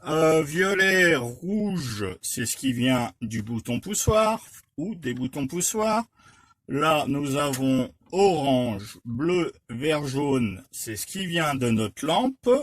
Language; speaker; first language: French; native; French